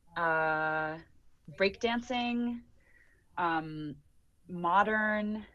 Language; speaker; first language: English; native; English